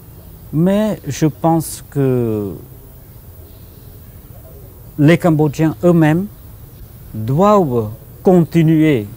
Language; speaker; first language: French; non-native, fluent; Khmer